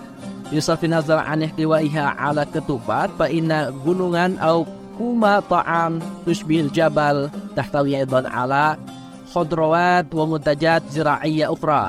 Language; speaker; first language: Arabic; non-native, fluent; Indonesian